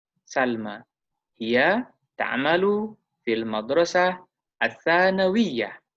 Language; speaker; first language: Arabic; non-native, fluent; Indonesian